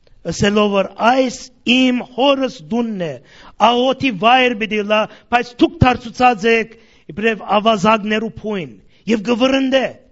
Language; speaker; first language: Armenian; early bilingual, heritage; Armenian